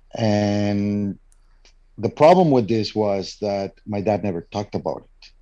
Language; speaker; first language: English; non-native, fluent; Spanish